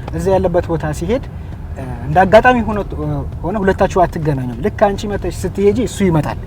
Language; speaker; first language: Amharic; native; Amharic